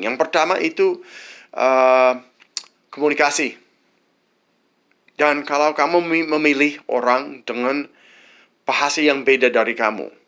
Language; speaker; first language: Indonesian; non-native, fluent; English